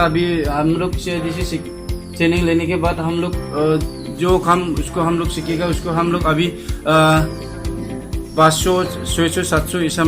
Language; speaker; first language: Hindi; non-native, local second language; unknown